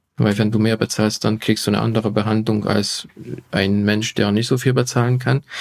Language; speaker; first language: German; non-native, fluent; Hungarian